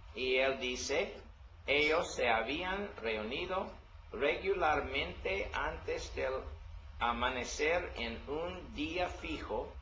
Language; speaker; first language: Spanish; non-native, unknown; English